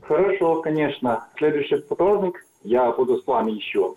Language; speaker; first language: Russian; non-native, fluent; Chinese